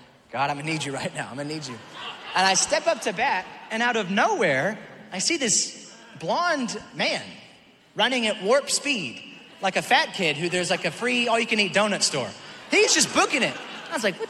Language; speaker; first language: English; native; English